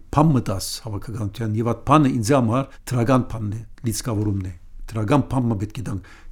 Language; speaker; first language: Armenian; early bilingual, heritage; Armenian